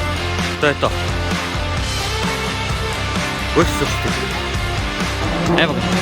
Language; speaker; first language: Serbian; native; Serbian